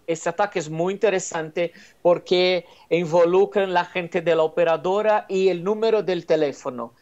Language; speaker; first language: Spanish; non-native, fluent; Portuguese